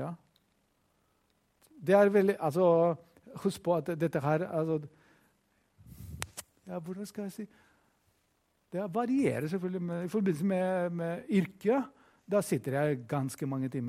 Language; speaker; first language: Norwegian; non-native, fluent; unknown